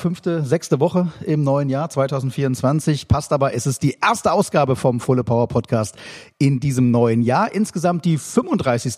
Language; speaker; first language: German; native; German